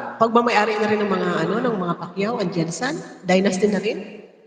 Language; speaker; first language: Filipino; non-native, local second language; Masbatenyo